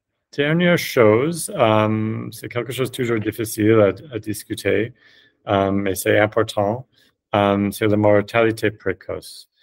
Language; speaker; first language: French; non-native, fluent; English